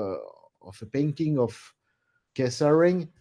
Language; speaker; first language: English; non-native, learner; French